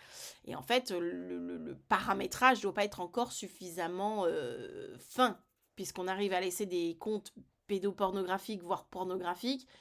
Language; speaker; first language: French; native; French